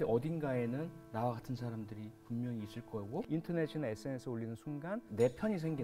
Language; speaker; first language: Korean; native; Korean